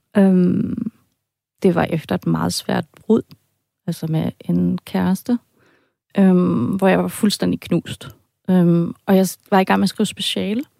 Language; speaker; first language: Danish; early bilingual, heritage; Danish